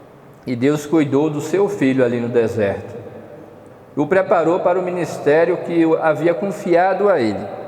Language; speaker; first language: Portuguese; native; Portuguese